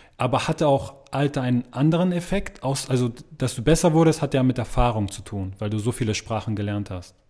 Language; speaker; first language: German; native; German